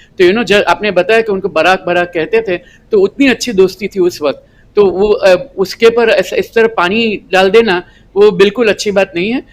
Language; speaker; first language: Hindi; non-native, local second language; Gujarati